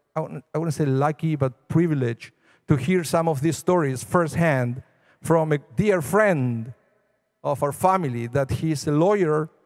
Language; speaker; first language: English; non-native, fluent; Spanish